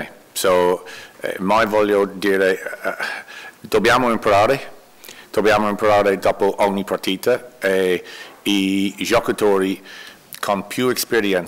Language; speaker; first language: Italian; non-native, learner; English